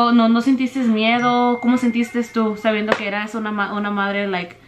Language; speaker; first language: Spanish; early bilingual, heritage; Spanish